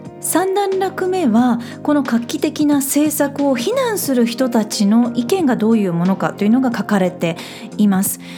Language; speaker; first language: Japanese; native; Japanese